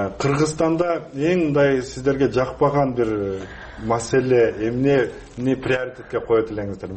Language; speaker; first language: Kyrgyz; native; Kyrgyz